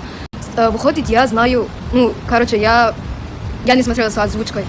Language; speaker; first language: Russian; non-native, local second language; English